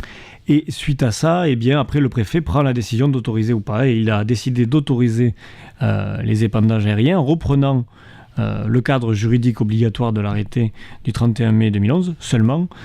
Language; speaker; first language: French; native; French